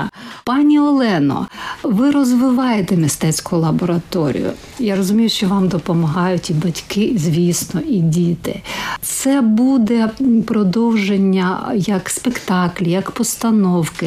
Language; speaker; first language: Ukrainian; native; Ukrainian